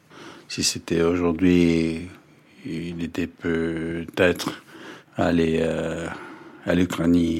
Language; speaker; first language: French; non-native, fluent; English